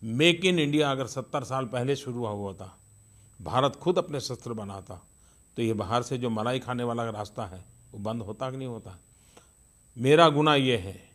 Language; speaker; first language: Hindi; non-native, local second language; Gujarati